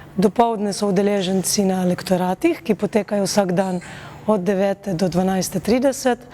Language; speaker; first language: Slovenian; native; Slovenian